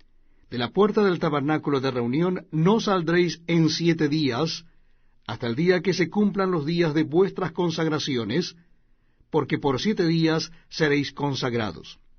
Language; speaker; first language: Spanish; native; Spanish